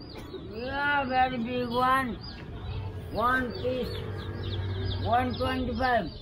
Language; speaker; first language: English; non-native, learner; Nepali